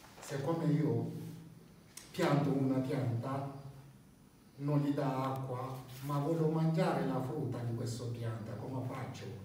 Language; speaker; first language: Italian; non-native, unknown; Bambara